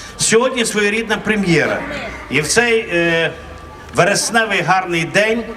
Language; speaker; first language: Ukrainian; native; Ukrainian